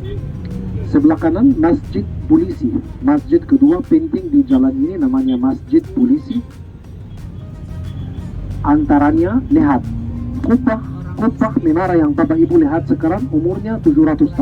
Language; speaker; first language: Indonesian; non-native, fluent; Arabic